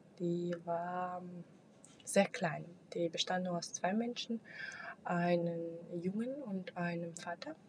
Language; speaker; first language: German; non-native, fluent; Russian